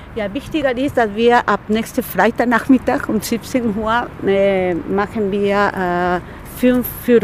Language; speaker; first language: German; non-native, fluent; Spanish